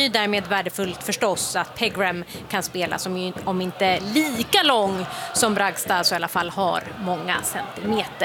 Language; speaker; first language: Swedish; native; Swedish